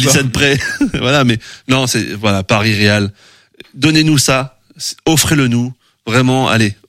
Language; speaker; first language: French; native; French